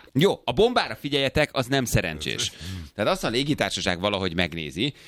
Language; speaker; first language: Hungarian; native; Hungarian